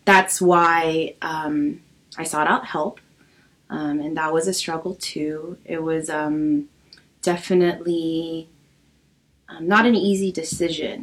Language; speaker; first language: English; native; English